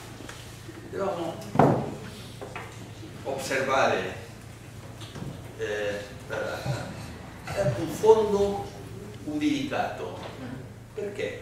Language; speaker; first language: Italian; non-native, learner; Spanish